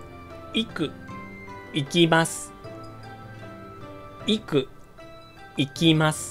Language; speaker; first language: Japanese; non-native, fluent; Portuguese